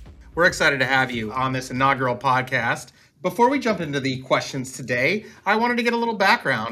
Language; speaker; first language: English; native; English